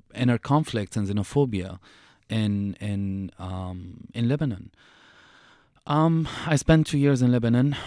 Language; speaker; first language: English; non-native, fluent; Arabic